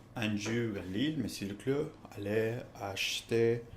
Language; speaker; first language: French; non-native, learner; Spanish